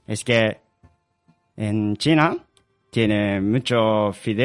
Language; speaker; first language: Spanish; non-native, learner; Japanese